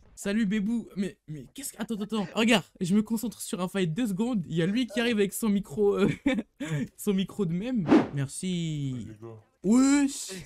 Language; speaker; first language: French; native; French